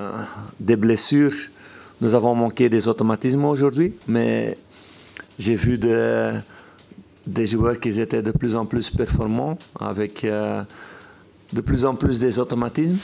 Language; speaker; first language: French; non-native, fluent; Dutch